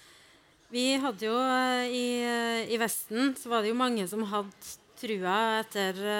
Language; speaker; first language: Norwegian; native; Norwegian